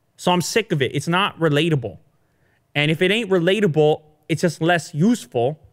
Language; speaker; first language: English; early bilingual, other home language; Italian